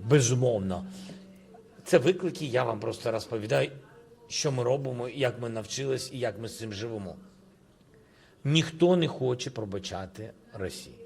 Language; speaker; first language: Ukrainian; non-native, local second language; Russian